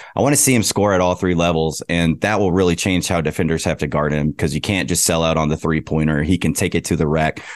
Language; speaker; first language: English; native; English